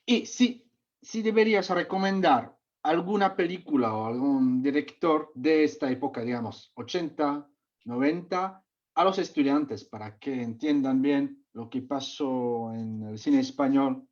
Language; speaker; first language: Spanish; non-native, fluent; Czech